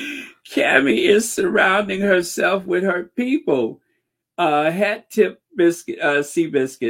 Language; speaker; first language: English; native; English